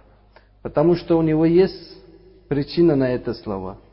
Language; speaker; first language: Russian; non-native, fluent; Uzbek